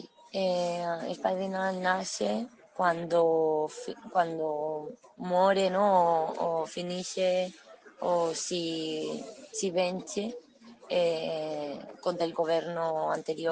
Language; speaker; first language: Italian; non-native, learner; Spanish